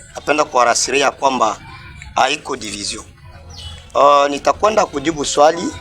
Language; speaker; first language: Swahili; non-native, local second language; Bembe